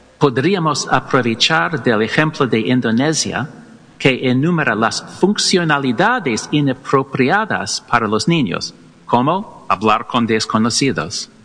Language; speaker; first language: Spanish; non-native, learner; English